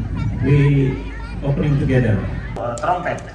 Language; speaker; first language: English; non-native, learner; Indonesian